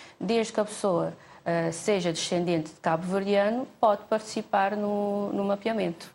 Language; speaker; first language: Portuguese; non-native, local second language; Kabuverdianu